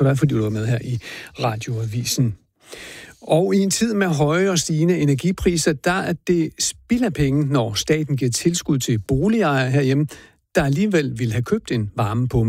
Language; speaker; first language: Danish; native; Danish